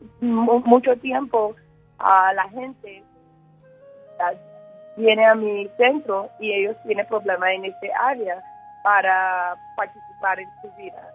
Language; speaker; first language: Spanish; non-native, learner; English